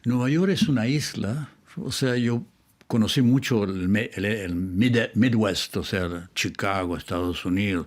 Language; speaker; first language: Spanish; native; Spanish